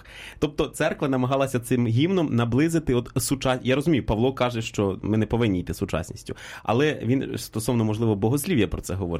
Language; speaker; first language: Ukrainian; native; Ukrainian